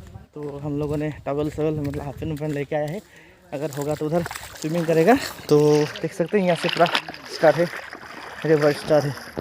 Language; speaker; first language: Hindi; non-native, local second language; Nepali